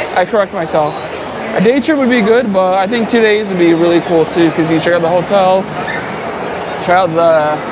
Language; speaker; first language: English; native; English